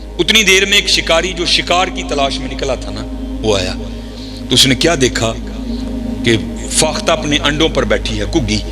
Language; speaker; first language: Urdu; non-native, local second language; Punjabi